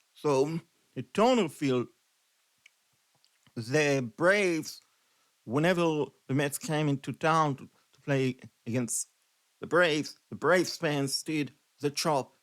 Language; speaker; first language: English; non-native, fluent; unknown